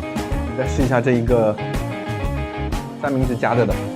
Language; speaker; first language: Chinese; native; Chinese